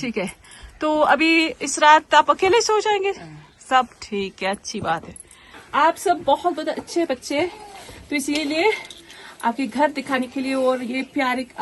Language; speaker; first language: Hindi; non-native, local second language; Kannada